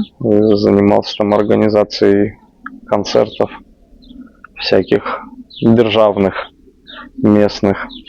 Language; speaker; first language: Russian; native; Russian